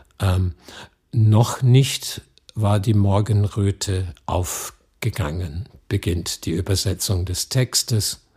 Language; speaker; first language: German; non-native, fluent; English